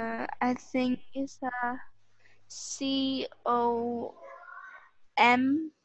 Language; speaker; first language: English; non-native, learner; Vietnamese